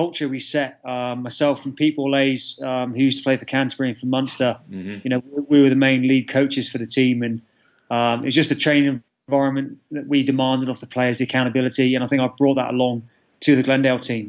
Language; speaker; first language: English; native; English